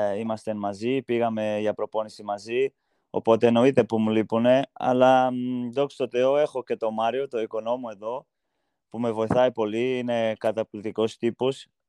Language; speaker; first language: Greek; non-native, fluent; Portuguese